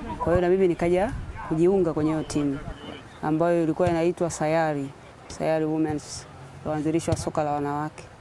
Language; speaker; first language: Swahili; native; Swahili